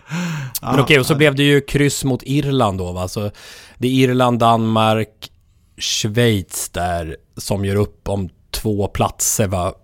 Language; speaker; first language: Swedish; native; Swedish